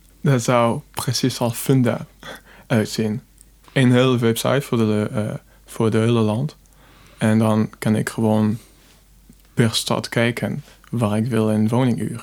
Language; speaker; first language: Dutch; non-native, fluent; French